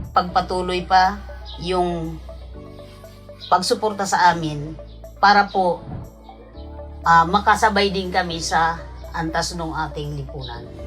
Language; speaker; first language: Filipino; non-native, local second language; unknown